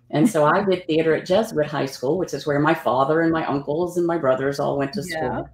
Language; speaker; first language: English; native; English